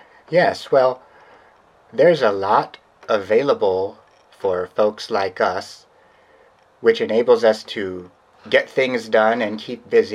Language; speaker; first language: English; native; English